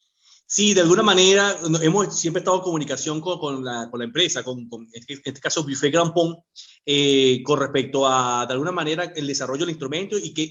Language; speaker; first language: Spanish; native; Spanish